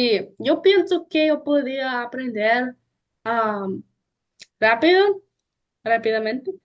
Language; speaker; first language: Spanish; non-native, learner; English